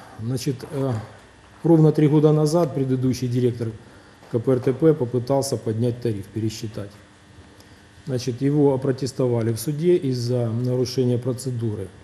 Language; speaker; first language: Russian; native; Russian